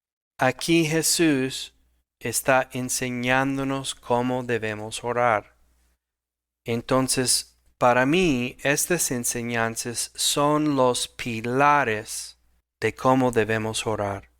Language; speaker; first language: Spanish; non-native, fluent; English